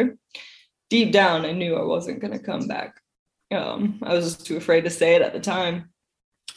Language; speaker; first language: English; native; English